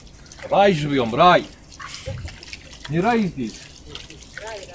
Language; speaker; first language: Russian; non-native, learner; Turkish